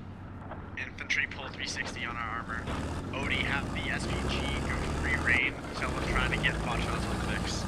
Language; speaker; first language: English; native; English